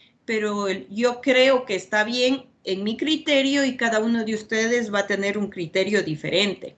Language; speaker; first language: Spanish; native; Spanish